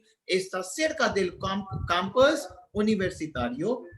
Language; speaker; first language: Spanish; non-native, fluent; Hindi